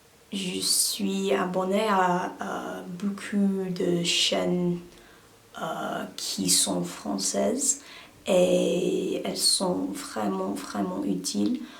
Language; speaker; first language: French; non-native, learner; English